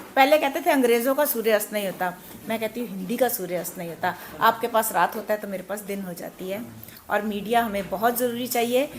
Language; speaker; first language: Hindi; native; Hindi